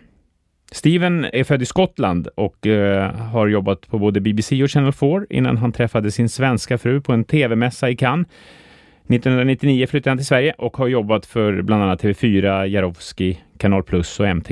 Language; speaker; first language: Swedish; native; Swedish